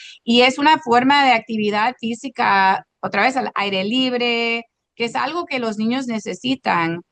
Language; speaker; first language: Spanish; non-native, local second language; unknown